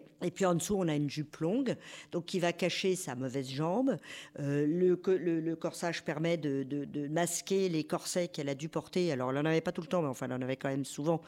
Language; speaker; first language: French; native; French